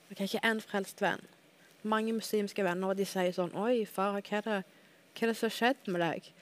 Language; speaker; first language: Norwegian; native; Norwegian